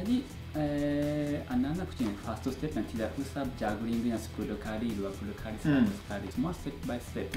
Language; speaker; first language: Indonesian; non-native, learner; Japanese